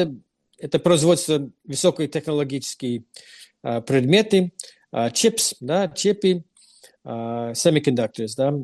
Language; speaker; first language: Russian; non-native, fluent; English